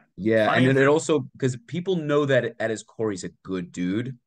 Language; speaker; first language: English; native; English